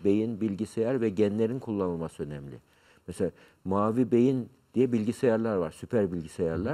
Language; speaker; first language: Turkish; native; Turkish